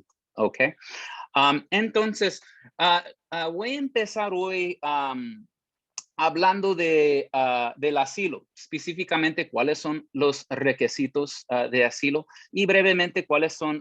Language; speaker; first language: Spanish; early bilingual, heritage; Spanish